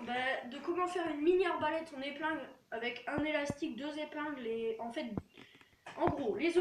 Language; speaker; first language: French; native; French